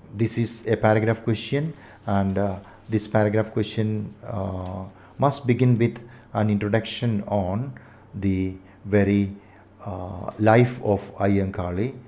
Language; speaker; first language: English; non-native, local second language; Malayalam